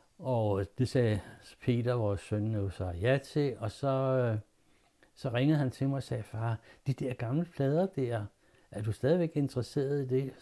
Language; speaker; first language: Danish; native; Danish